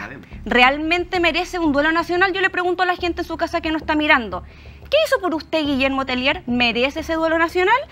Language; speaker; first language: Spanish; native; Spanish